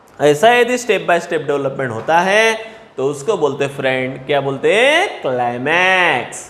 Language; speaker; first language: Hindi; non-native, local second language; Marathi